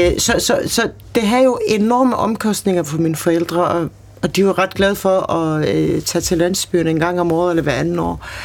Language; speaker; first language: Danish; early bilingual, other home language; Kurdish